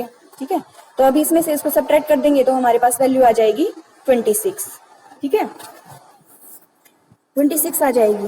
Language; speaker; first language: Hindi; native; Hindi